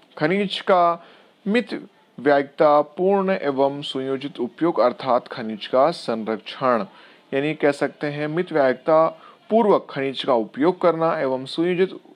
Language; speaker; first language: Hindi; non-native, local second language; Gujarati